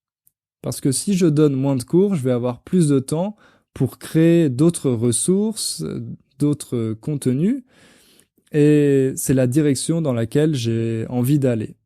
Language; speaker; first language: French; native; French